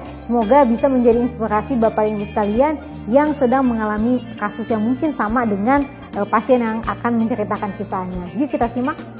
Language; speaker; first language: Indonesian; native; Indonesian